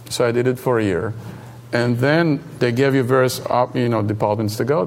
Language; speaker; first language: English; non-native, fluent; Hebrew